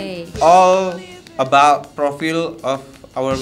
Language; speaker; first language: English; non-native, learner; Indonesian